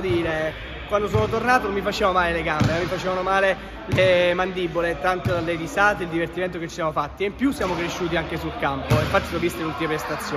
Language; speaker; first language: Italian; native; Italian